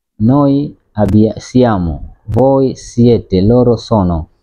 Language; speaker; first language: Italian; non-native, learner; Swahili